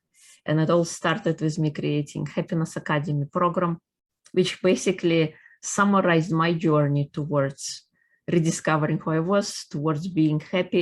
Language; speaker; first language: English; non-native, fluent; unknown